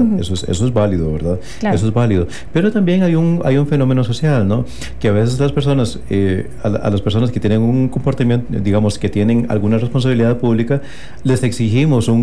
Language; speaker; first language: Spanish; native; Spanish